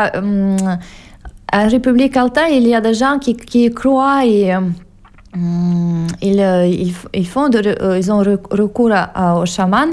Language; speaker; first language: French; non-native, fluent; Russian